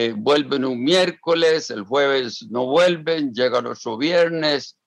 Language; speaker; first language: Spanish; native; Spanish